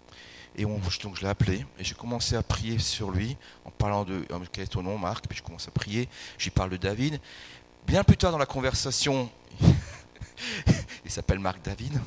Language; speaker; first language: French; native; French